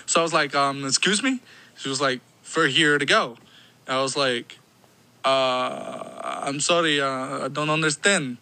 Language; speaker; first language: English; non-native, fluent; Spanish